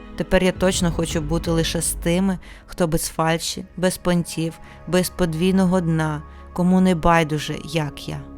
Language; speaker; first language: Ukrainian; non-native, local second language; Russian